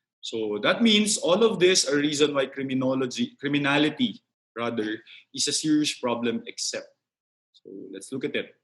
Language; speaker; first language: English; non-native, local second language; Filipino